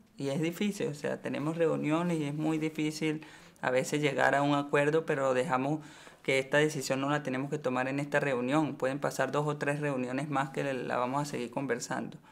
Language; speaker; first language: Spanish; native; Spanish